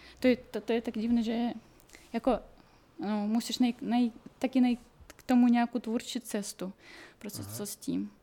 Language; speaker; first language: Czech; non-native, fluent; Russian